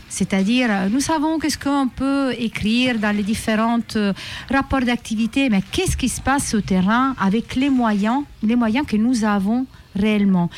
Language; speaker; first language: French; native; French